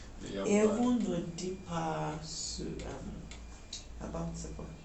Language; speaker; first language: French; non-native, learner; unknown